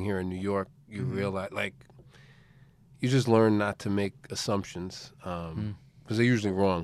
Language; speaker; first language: English; native; English